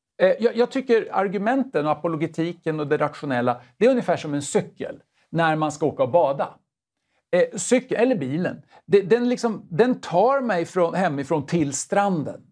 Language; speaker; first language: Swedish; native; Swedish